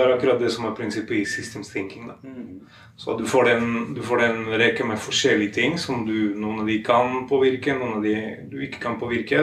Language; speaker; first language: Norwegian; non-native, fluent; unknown